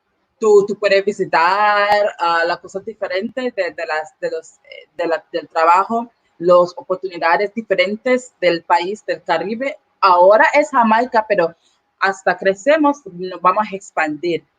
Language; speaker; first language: Spanish; non-native, learner; English